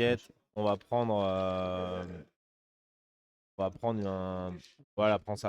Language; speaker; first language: French; native; French